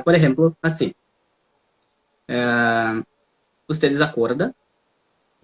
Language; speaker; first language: Spanish; non-native, learner; Portuguese